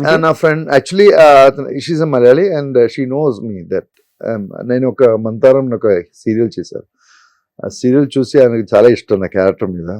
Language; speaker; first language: Telugu; non-native, learner; Malayalam